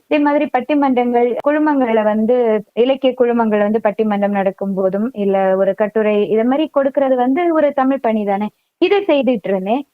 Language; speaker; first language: Tamil; non-native, local second language; Malayalam